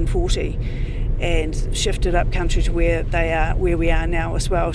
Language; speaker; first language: English; native; English